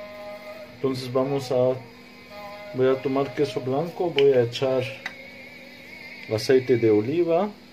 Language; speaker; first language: Spanish; non-native, fluent; Arabic